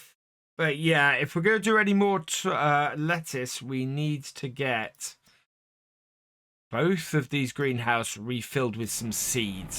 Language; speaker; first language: English; native; English